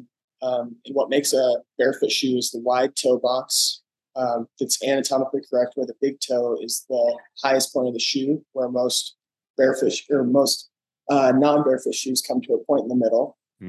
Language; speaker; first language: English; native; English